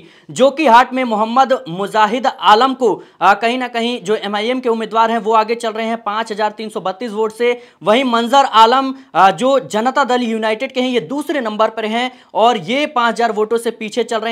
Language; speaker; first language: Hindi; native; Hindi